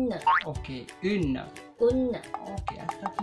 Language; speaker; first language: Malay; non-native, fluent; French